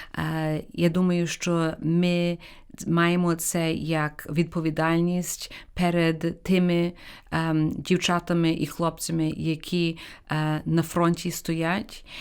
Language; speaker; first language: Ukrainian; early bilingual, heritage; Ukrainian